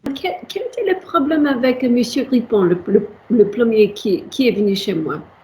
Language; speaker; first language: French; non-native, fluent; English